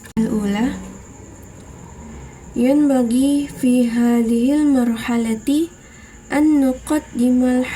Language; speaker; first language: Arabic; non-native, learner; Indonesian